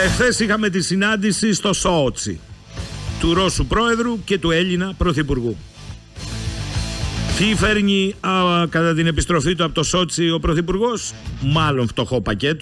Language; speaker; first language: Greek; native; Greek